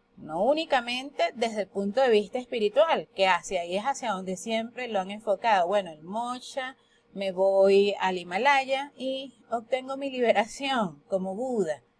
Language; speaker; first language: Spanish; native; Spanish